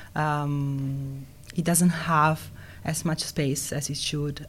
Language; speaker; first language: English; non-native, fluent; Italian